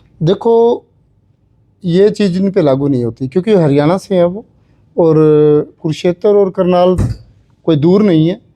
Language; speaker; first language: Hindi; native; Hindi